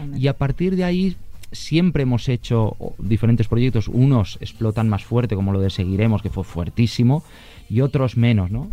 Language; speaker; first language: Spanish; native; Spanish